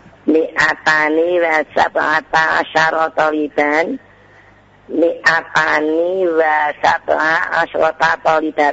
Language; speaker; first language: Arabic; non-native, learner; Indonesian